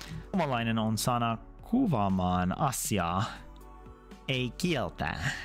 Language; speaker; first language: Finnish; non-native, learner; English